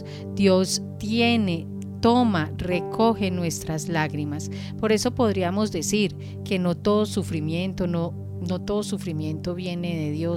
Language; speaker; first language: Spanish; native; Spanish